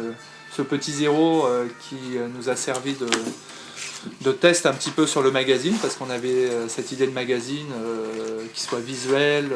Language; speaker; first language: French; native; French